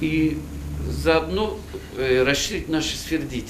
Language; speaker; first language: Russian; non-native, fluent; Turkish